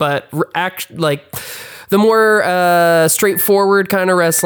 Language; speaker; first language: English; native; English